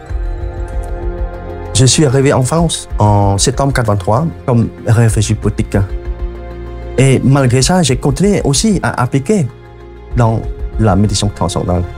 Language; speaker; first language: French; non-native, fluent; Khmer